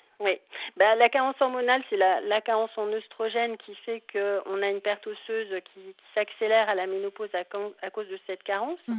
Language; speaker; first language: French; native; French